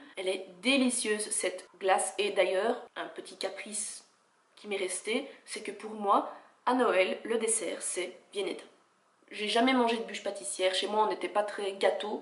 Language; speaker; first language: French; native; French